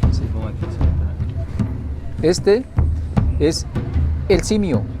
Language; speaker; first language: Spanish; native; Spanish